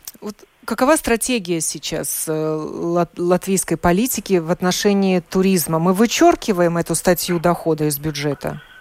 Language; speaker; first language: Russian; native; Russian